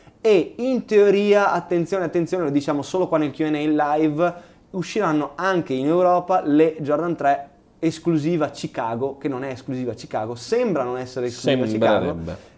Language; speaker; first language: Italian; native; Italian